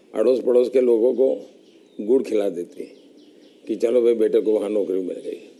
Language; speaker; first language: Hindi; non-native, local second language; Gujarati